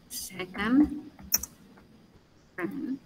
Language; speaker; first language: English; non-native, learner; Indonesian